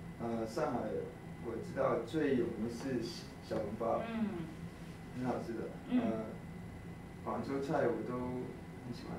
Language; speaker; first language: Chinese; early bilingual, heritage; Cantonese